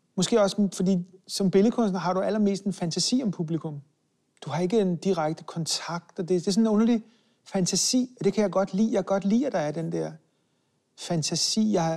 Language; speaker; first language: Danish; early bilingual, other home language; Hebrew